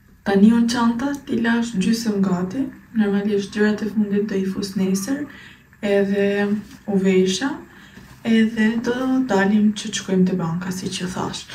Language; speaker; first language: Albanian; native; Albanian